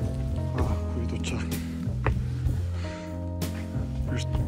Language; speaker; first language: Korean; non-native, learner; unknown